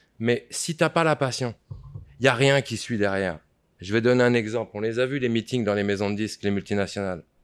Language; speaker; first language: French; native; French